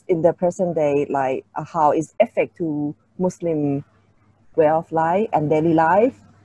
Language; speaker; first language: English; non-native, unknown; Thai